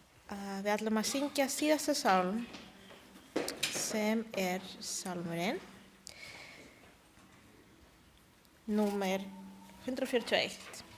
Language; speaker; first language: Icelandic; non-native, learner; Spanish